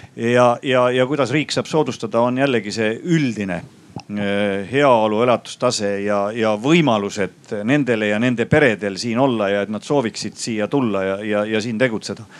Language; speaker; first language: Estonian; native; Estonian